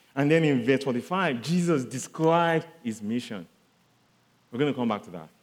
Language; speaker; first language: English; non-native, local second language; Yoruba